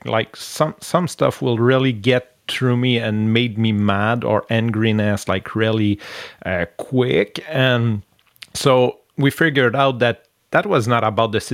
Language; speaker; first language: English; non-native, fluent; French